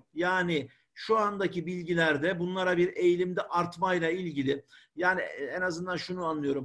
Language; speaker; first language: Turkish; native; Turkish